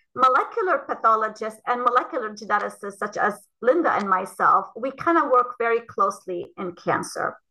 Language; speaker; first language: English; non-native, fluent; Arabic